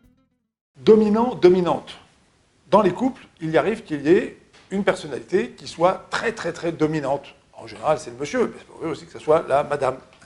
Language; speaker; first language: French; native; French